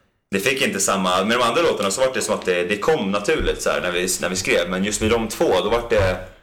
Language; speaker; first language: Swedish; native; Swedish